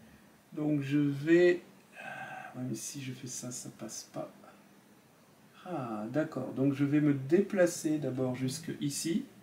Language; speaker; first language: French; native; French